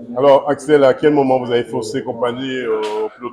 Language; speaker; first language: French; native; French